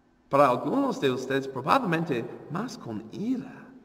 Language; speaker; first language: Spanish; non-native, fluent; English